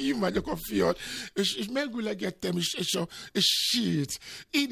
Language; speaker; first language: Hungarian; non-native, fluent; Albanian